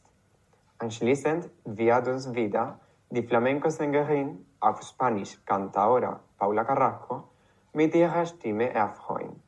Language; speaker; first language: German; non-native, learner; Spanish